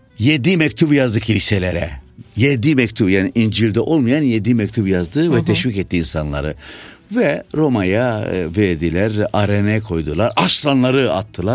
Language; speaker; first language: Turkish; non-native, local second language; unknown